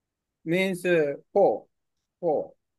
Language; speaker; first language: English; non-native, learner; Korean